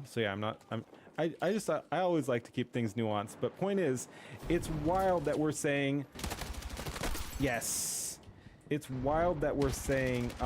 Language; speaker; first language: English; native; English